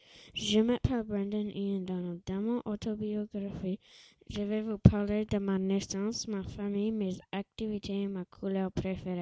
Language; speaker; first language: French; non-native, learner; English